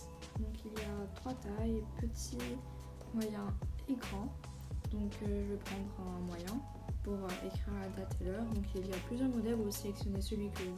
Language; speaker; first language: French; native; French